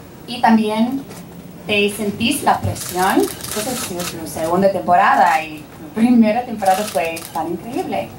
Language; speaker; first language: Spanish; non-native, learner; English